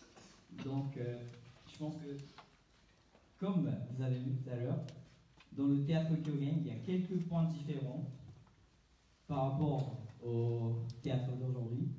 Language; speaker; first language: French; non-native, fluent; Japanese